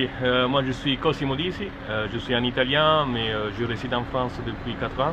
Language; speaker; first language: French; non-native, fluent; Italian